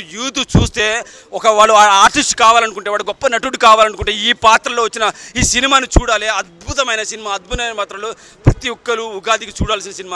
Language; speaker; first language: Telugu; native; Telugu